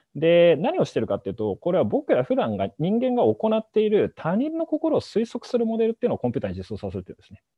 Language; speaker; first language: Japanese; native; Japanese